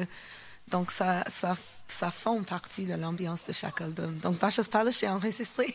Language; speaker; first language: French; non-native, fluent; English